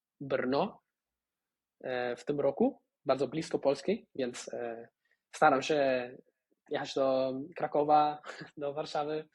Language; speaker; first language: Polish; non-native, fluent; Spanish